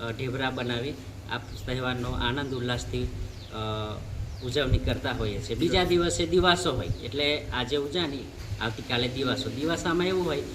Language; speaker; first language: Gujarati; non-native, local second language; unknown